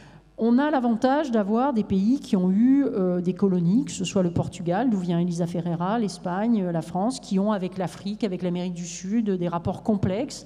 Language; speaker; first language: French; native; French